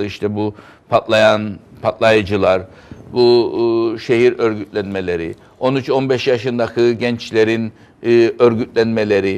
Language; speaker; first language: Turkish; native; Turkish